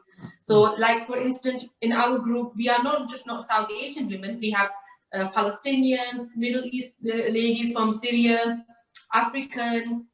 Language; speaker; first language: English; early bilingual, other home language; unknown